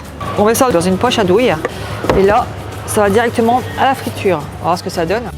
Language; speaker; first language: French; native; French